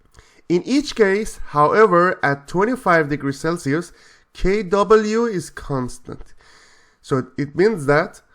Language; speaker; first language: English; non-native, fluent; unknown